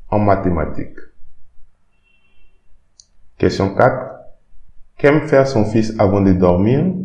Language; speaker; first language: French; non-native, fluent; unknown